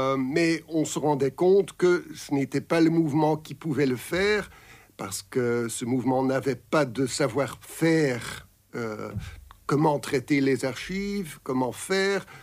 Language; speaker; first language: French; non-native, local second language; Dutch